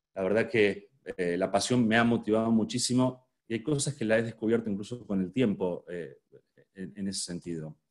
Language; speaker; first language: Spanish; native; Spanish